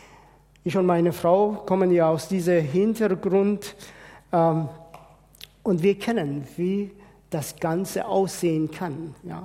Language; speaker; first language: German; non-native, fluent; Persian